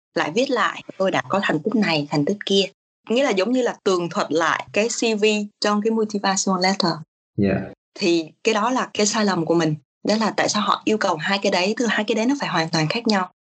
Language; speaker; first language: Vietnamese; native; Vietnamese